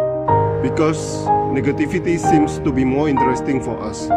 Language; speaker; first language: English; non-native, learner; Indonesian